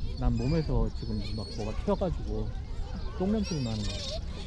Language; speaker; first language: Korean; native; Korean